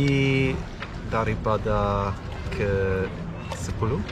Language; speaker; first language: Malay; non-native, learner; German